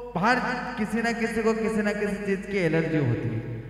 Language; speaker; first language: Hindi; non-native, local second language; Marathi